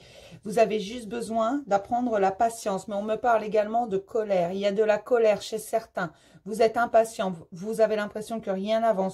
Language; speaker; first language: French; native; French